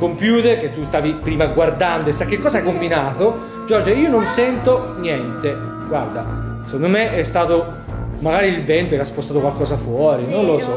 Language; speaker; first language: Italian; native; Italian